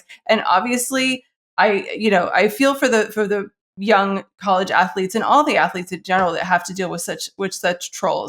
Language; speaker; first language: English; native; English